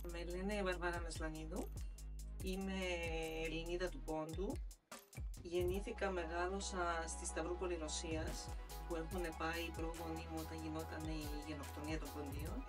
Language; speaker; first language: Greek; early bilingual, heritage; Greek